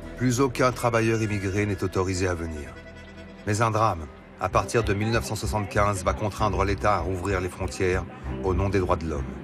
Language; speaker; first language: French; native; French